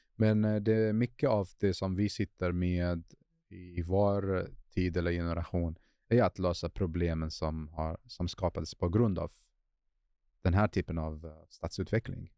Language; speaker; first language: Swedish; non-native, fluent; Arabic